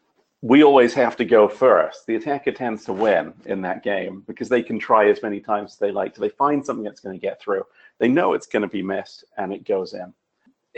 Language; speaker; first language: English; native; English